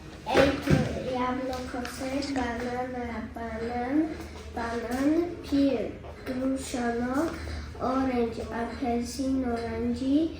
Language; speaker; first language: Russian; non-native, local second language; Tajik